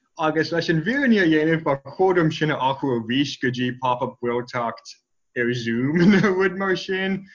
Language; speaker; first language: Irish; non-native, fluent; English